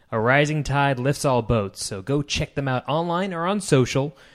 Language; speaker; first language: English; native; English